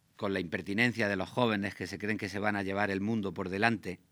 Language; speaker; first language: Spanish; native; Spanish